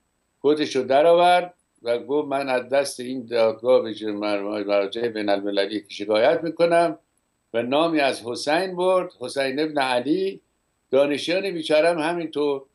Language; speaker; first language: Persian; native; Persian